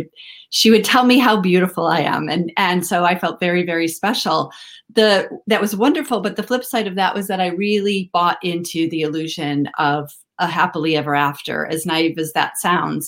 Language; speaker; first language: English; native; English